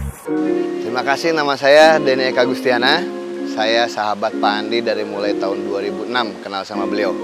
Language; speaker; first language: Indonesian; native; Indonesian